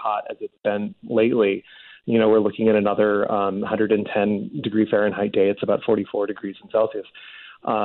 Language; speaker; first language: English; native; English